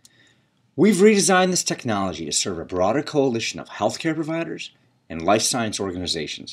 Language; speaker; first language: English; native; English